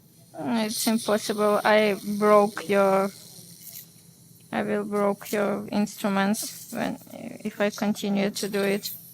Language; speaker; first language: English; non-native, learner; Ukrainian